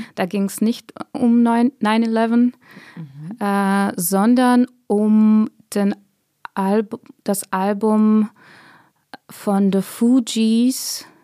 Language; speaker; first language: German; non-native, fluent; Bulgarian